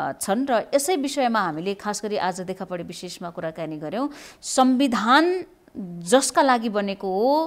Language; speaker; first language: Nepali; native; Nepali